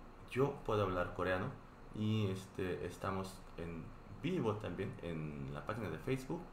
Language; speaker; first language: Spanish; non-native, fluent; Korean